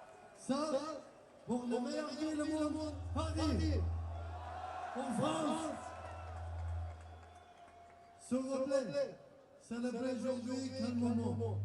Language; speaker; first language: French; non-native, learner; Arabic